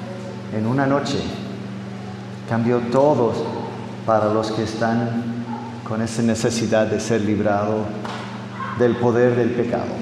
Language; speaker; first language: Spanish; non-native, fluent; English